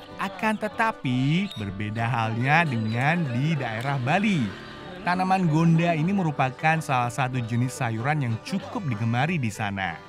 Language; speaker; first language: Indonesian; native; Indonesian